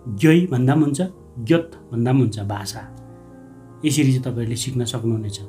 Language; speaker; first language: Nepali; non-native, local second language; Eastern Tamang